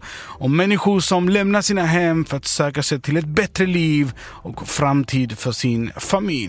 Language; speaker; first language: Swedish; native; Swedish